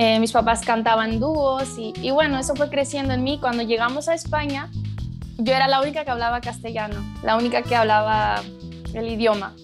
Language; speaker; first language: Spanish; early bilingual, other home language; Portuguese